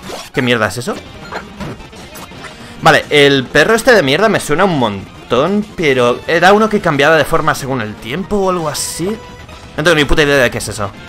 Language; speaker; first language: Spanish; native; Spanish